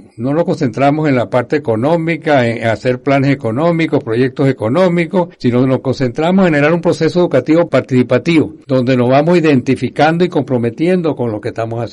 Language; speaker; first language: Spanish; native; Spanish